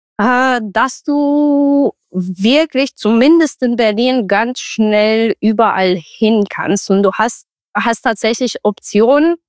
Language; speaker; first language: German; non-native, fluent; Romanian